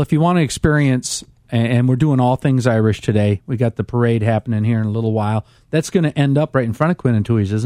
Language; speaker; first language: English; native; English